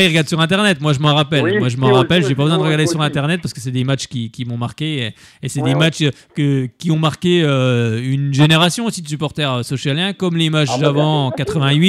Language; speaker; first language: French; native; French